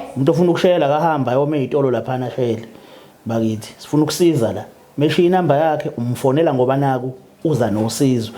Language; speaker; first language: Zulu; native; Zulu